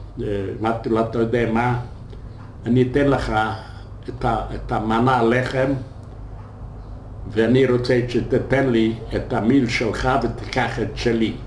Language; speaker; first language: Hebrew; non-native, fluent; Yiddish